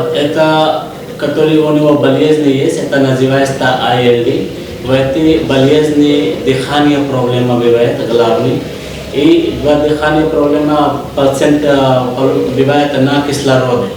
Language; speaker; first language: Russian; non-native, learner; Hindi